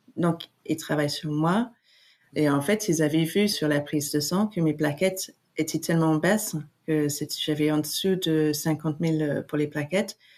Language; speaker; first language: French; non-native, fluent; English